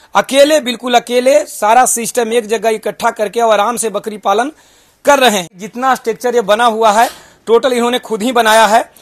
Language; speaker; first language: Hindi; native; Hindi